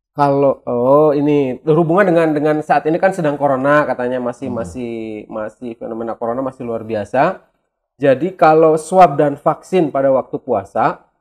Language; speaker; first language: Indonesian; non-native, local second language; Sundanese